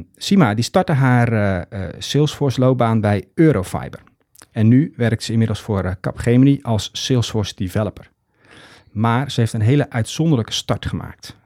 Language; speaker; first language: Dutch; native; Dutch